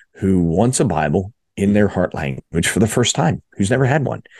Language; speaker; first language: English; native; English